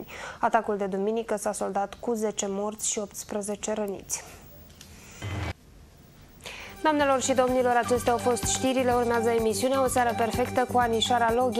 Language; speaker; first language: Romanian; native; Romanian